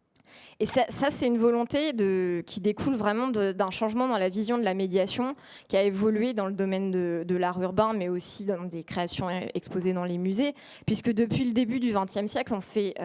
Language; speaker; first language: French; native; French